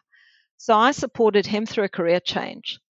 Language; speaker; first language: English; native; English